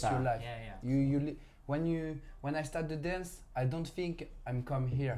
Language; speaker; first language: English; non-native, learner; French